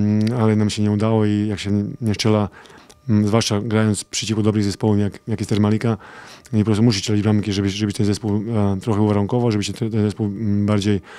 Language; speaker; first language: Polish; non-native, fluent; Serbian